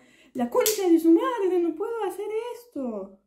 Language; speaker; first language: Spanish; non-native, learner; Polish